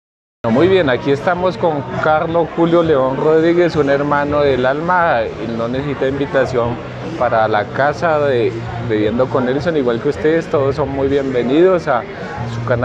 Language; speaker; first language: Spanish; native; Spanish